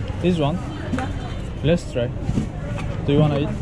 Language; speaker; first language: English; non-native, learner; Turkish